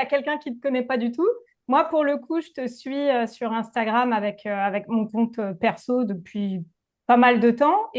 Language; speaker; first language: French; native; French